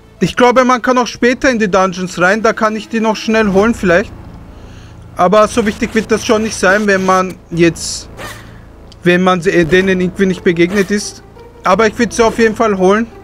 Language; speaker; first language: German; native; German